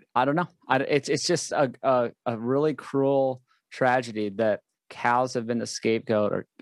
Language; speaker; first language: English; native; English